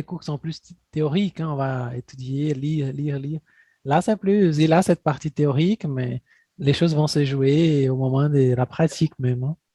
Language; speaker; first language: French; non-native, fluent; Portuguese